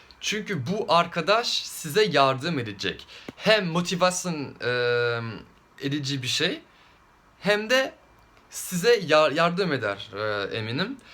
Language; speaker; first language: Turkish; non-native, fluent; French